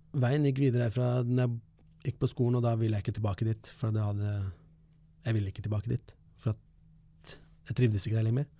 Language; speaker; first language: Norwegian; early bilingual, other home language; Kurdish